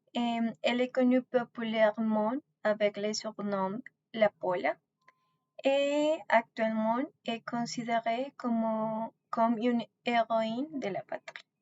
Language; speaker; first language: French; non-native, learner; Spanish